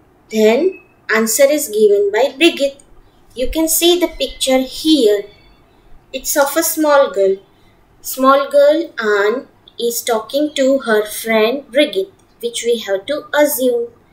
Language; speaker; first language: English; non-native, local second language; Gujarati